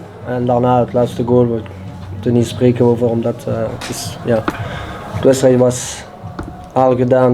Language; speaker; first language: Dutch; non-native, learner; French